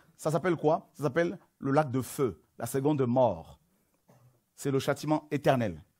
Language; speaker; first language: French; non-native, local second language; Lingala